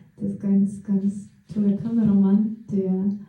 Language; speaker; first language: German; non-native, fluent; Russian